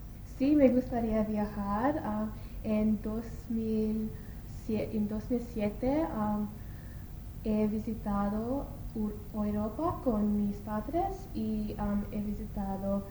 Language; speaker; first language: Spanish; non-native, learner; English